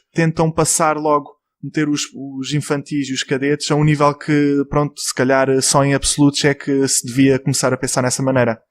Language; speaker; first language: Portuguese; native; Portuguese